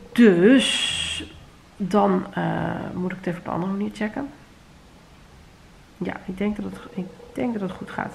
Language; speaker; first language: Dutch; native; Dutch